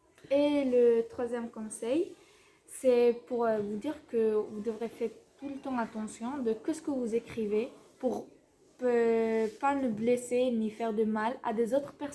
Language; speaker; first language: French; non-native, fluent; Spanish